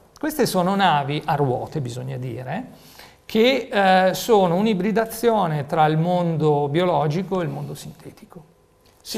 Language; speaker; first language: Italian; native; Italian